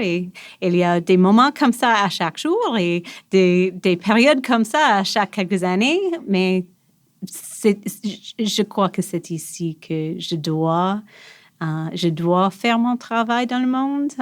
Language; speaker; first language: French; non-native, local second language; English